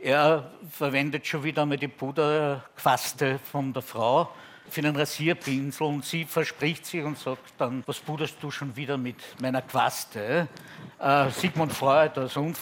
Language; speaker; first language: German; native; German